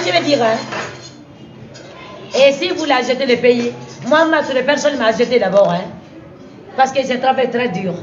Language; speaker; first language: French; non-native, local second language; Susu